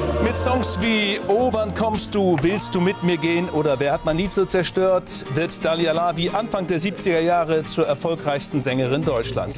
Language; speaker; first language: German; native; German